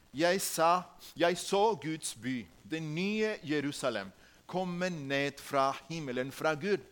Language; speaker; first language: Norwegian; non-native, learner; Spanish